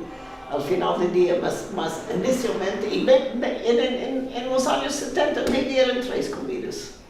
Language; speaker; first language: Spanish; non-native, fluent; English